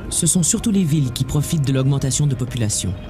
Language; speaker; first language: French; native; French